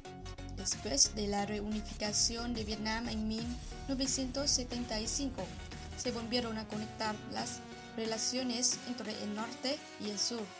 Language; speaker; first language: Spanish; non-native, learner; Vietnamese